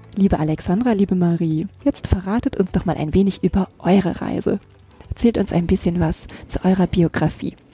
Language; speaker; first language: German; native; German